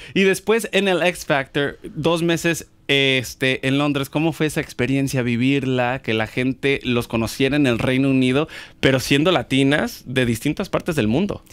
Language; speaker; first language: Spanish; early bilingual, heritage; Spanish